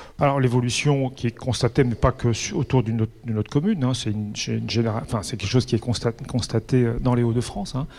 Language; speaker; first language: French; native; French